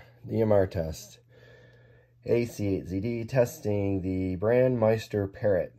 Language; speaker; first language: English; native; English